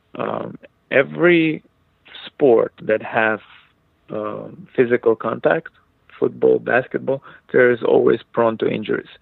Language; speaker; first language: English; non-native, fluent; Hebrew